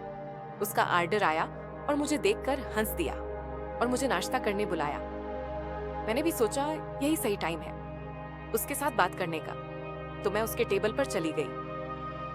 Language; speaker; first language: Hindi; native; Hindi